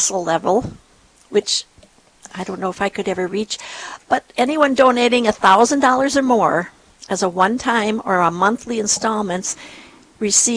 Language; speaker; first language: English; native; English